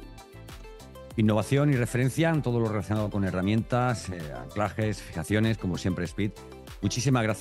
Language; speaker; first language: Spanish; native; Spanish